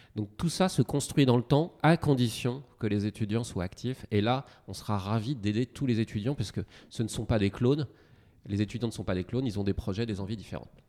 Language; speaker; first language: French; native; French